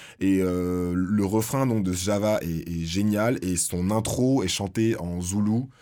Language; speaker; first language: French; native; French